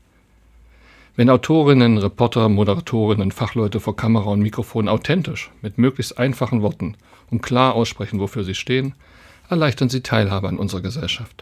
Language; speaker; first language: German; native; German